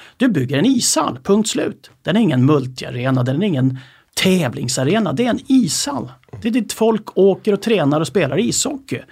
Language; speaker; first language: Swedish; native; Swedish